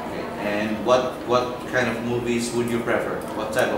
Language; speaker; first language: English; non-native, fluent; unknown